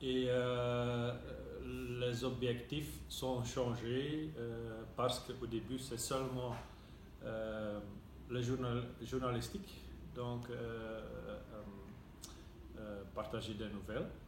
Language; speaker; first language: French; non-native, local second language; Dutch